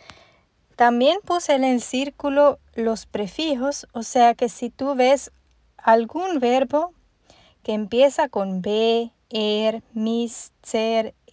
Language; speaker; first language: Spanish; non-native, fluent; German